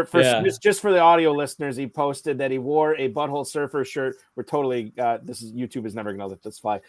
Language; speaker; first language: English; native; English